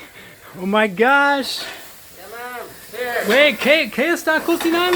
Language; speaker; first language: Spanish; non-native, fluent; English